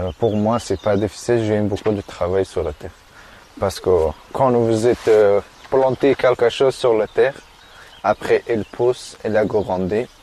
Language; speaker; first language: French; non-native, learner; Persian